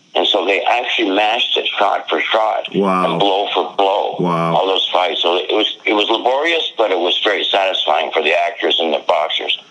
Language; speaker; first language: English; native; English